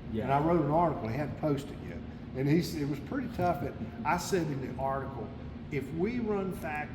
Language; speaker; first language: English; native; English